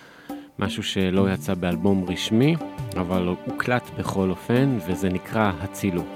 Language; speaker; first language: Hebrew; native; Hebrew